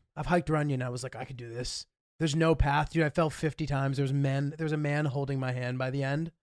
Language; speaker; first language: English; early bilingual, other home language; Italian